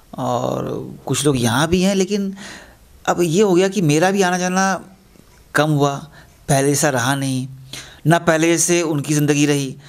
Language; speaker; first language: Hindi; native; Hindi